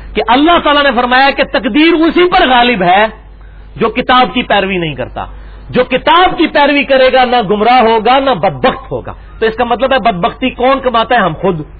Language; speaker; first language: Urdu; non-native, local second language; Punjabi